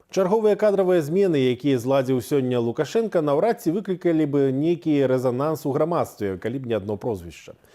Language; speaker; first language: Belarusian; native; Belarusian